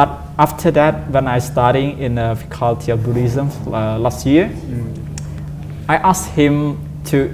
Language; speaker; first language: English; non-native, fluent; Khmer